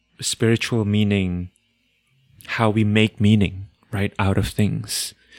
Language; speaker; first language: English; non-native, fluent; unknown